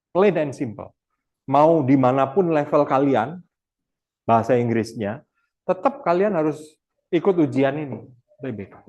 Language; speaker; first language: Indonesian; non-native, local second language; Achinese